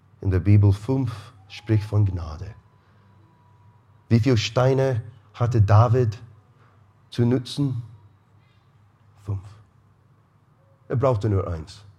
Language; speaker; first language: German; non-native, fluent; English